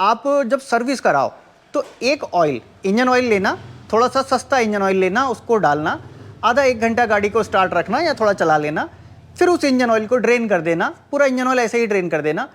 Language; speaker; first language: Hindi; native; Hindi